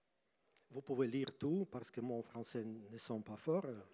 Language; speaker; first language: French; non-native, learner; Ukrainian